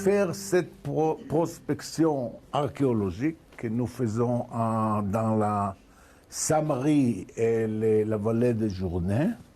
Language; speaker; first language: French; non-native, fluent; Hebrew